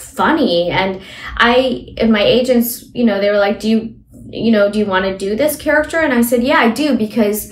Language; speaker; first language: English; early bilingual, other home language; Hindi